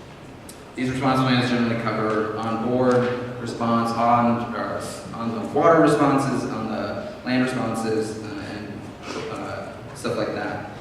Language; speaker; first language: English; native; English